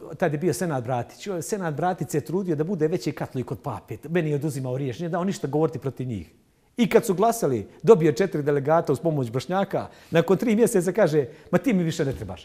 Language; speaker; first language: Serbian; native; Serbian